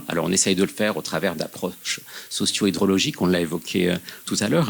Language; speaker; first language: French; native; French